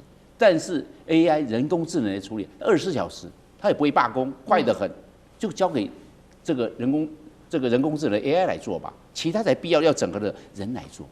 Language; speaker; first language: Chinese; native; Chinese